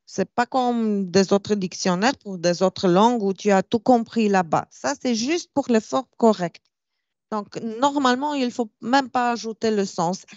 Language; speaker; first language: French; non-native, fluent; Romanian